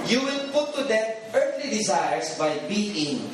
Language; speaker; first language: English; non-native, local second language; Filipino